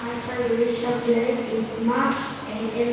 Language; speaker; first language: English; non-native, learner; Vietnamese